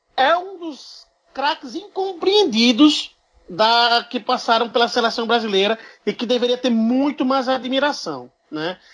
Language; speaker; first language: Portuguese; native; Portuguese